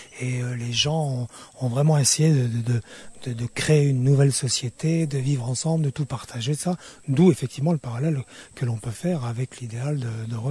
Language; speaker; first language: French; native; French